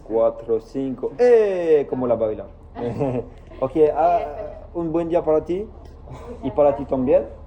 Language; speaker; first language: Spanish; non-native, learner; French